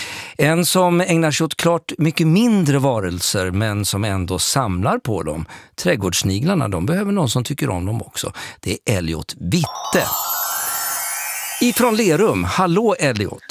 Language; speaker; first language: Swedish; native; Swedish